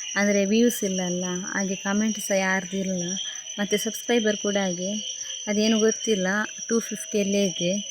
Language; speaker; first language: Kannada; native; Kannada